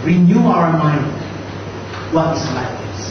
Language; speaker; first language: English; non-native, local second language; Filipino